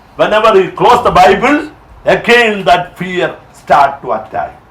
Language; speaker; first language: English; non-native, local second language; Malayalam